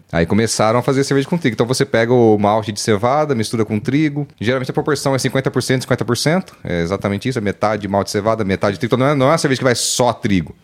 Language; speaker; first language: Portuguese; native; Portuguese